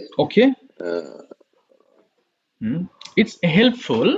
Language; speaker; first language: English; non-native, fluent; Bangla